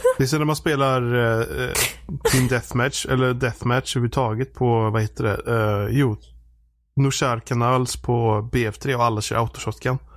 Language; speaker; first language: Swedish; native; Swedish